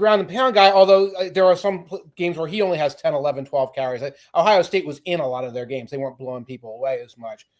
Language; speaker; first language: English; native; English